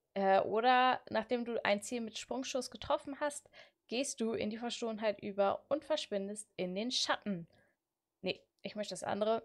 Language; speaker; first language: German; native; German